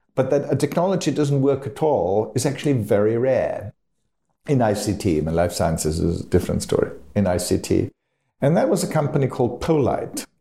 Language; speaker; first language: English; non-native, fluent; German